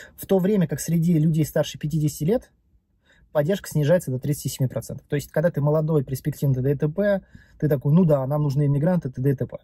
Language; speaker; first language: Russian; native; Russian